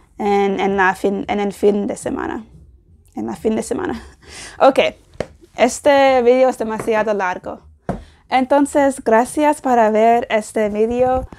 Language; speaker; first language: Spanish; non-native, learner; English